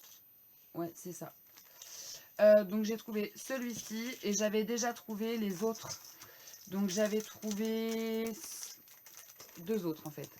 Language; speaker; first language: French; native; French